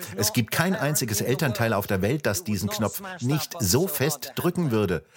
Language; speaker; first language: German; non-native, fluent; Russian